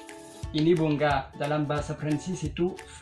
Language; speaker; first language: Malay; non-native, fluent; French